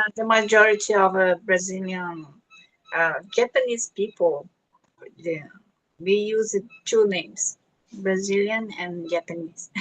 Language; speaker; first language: English; non-native, learner; Portuguese